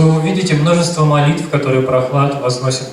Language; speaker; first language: Russian; native; Russian